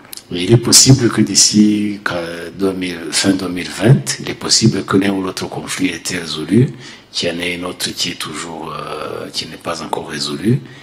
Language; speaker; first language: French; non-native, local second language; Kinyarwanda